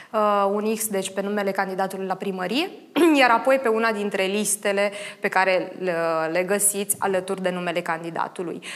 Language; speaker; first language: Romanian; native; Romanian